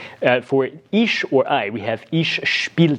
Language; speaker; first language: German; non-native, fluent; English